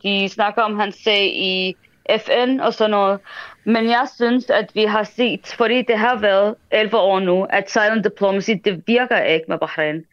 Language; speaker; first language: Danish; early bilingual, other home language; Arabic